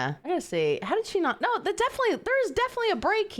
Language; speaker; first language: English; native; English